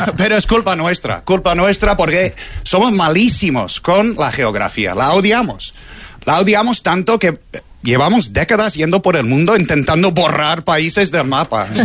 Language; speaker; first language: Spanish; non-native, fluent; English